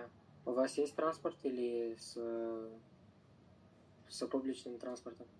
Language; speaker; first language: Russian; non-native, local second language; Romanian